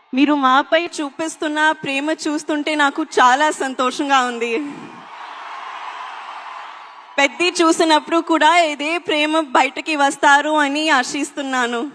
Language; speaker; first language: Telugu; non-native, learner; Hindi